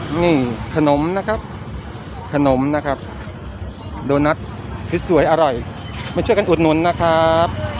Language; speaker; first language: Thai; native; Thai